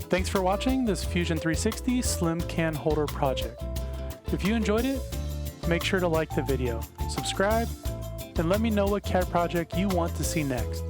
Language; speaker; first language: English; native; English